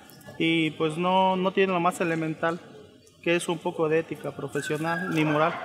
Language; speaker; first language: Spanish; native; Spanish